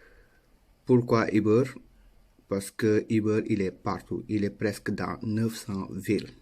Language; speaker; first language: French; non-native, local second language; Wolof